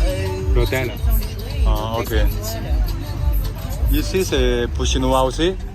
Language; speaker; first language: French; non-native, learner; Chinese